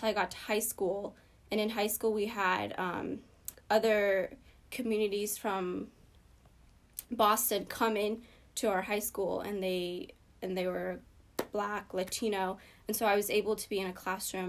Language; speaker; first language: English; early bilingual, other home language; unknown